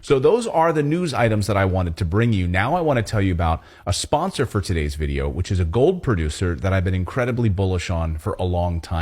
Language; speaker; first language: English; native; English